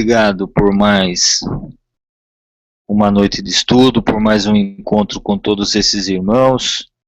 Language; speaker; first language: Portuguese; native; Portuguese